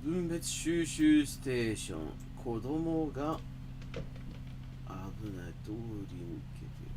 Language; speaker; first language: Japanese; non-native, learner; English